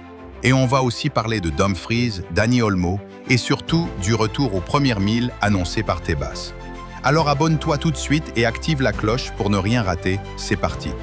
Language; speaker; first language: French; native; French